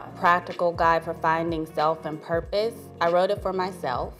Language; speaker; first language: English; native; English